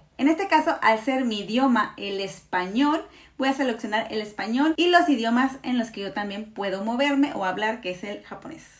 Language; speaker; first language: Spanish; native; Spanish